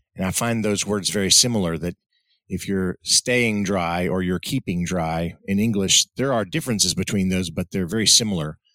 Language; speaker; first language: English; early bilingual, other home language; Spanish